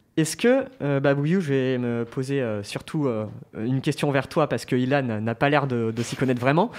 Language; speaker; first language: French; native; French